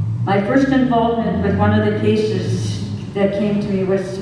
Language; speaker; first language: English; native; English